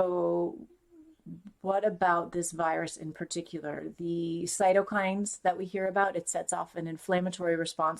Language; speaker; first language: English; native; English